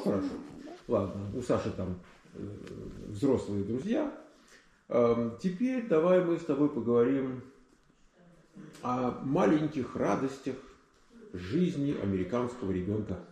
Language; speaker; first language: Russian; native; Russian